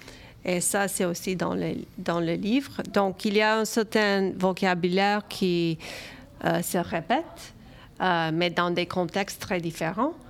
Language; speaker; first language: French; early bilingual, other home language; Romanian